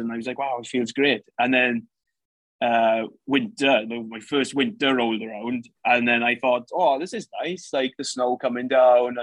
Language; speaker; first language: English; native; English